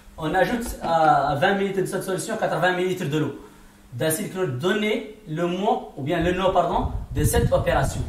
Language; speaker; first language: French; non-native, local second language; Arabic